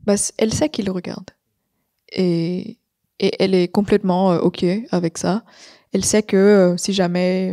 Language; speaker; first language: French; non-native, fluent; Vietnamese